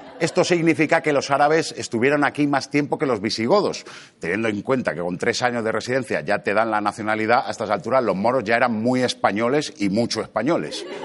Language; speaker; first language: Spanish; native; Spanish